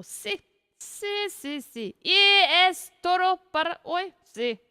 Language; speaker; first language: Spanish; non-native, learner; English